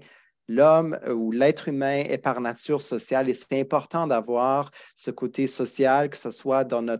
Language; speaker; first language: French; native; French